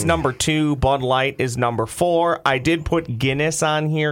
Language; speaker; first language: English; native; English